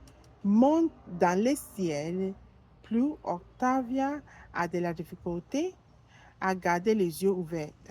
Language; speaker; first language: French; non-native, learner; English